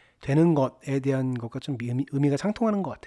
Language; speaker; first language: Korean; native; Korean